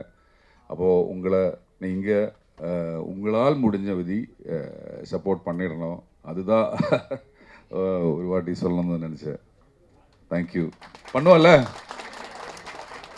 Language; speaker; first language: Tamil; non-native, learner; Malayalam